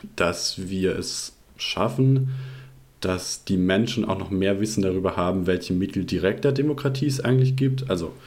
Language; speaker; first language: German; native; German